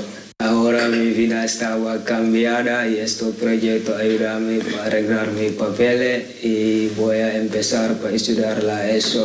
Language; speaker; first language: Spanish; non-native, learner; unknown